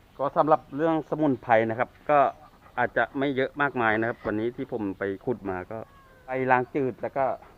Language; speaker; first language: Thai; non-native, local second language; Northeastern Thai